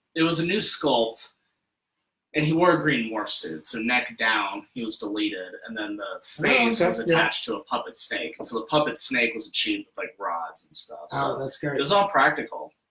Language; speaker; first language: English; native; English